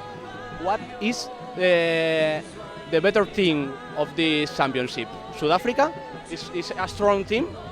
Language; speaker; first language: English; non-native, learner; Spanish